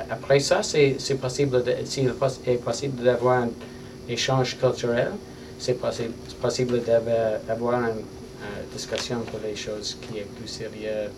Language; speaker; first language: French; non-native, learner; English